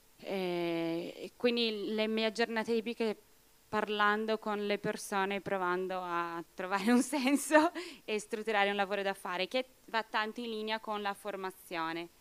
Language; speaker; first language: Italian; non-native, fluent; Portuguese